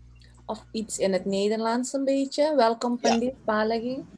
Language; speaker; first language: Dutch; non-native, local second language; Caribbean Hindustani